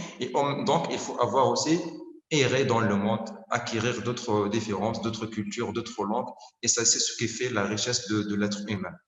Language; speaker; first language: French; non-native, local second language; Arabic